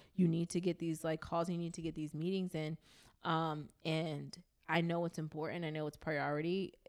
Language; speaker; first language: English; native; English